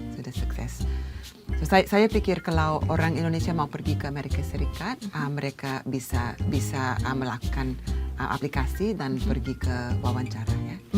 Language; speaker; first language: Indonesian; non-native, learner; English